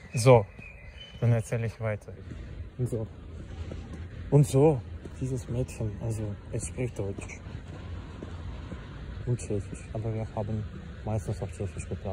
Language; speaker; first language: German; non-native, fluent; Czech